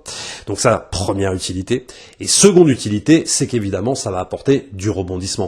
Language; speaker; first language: French; native; French